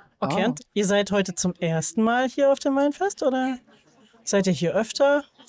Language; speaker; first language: German; native; German